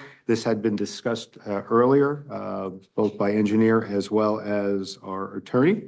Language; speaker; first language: English; native; English